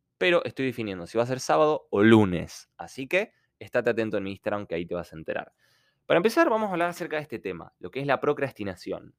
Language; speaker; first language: Spanish; non-native, fluent; Ukrainian